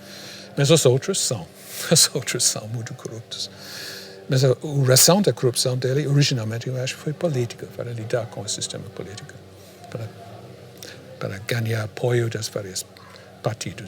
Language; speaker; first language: Portuguese; non-native, fluent; English